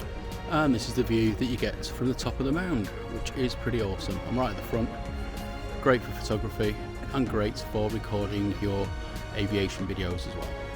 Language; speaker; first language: English; native; English